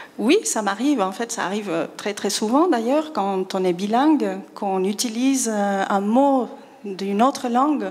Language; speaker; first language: French; non-native, fluent; Spanish